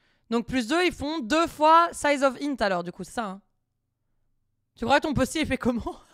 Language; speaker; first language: French; native; French